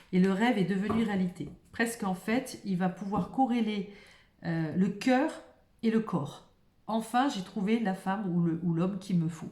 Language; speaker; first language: French; native; French